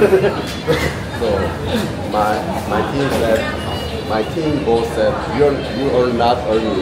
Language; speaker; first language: English; non-native, learner; Korean